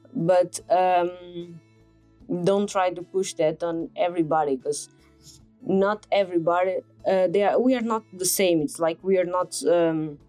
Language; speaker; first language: English; non-native, fluent; Portuguese